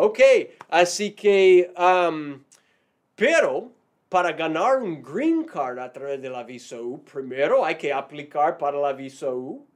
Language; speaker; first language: Spanish; non-native, fluent; English